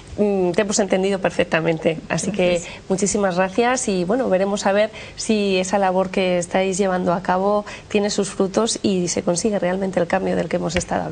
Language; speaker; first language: Spanish; native; Spanish